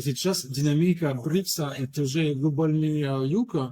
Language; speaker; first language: Russian; non-native, learner; French